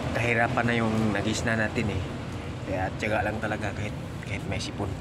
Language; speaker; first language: Filipino; non-native, local second language; Cebuano